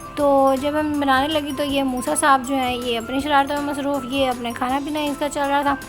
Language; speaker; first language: Urdu; native; Urdu